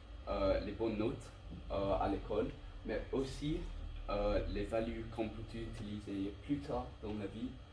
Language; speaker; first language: French; non-native, learner; English